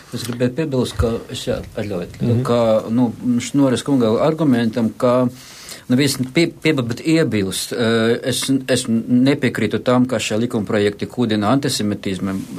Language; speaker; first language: Latvian; non-native, local second language; Russian